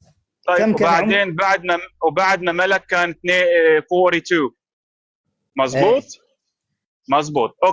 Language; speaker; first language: Arabic; native; Arabic